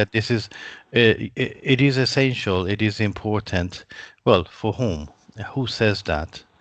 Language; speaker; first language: English; non-native, fluent; Persian